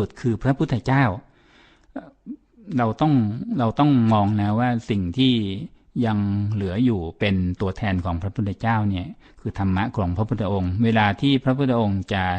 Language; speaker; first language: Thai; native; Thai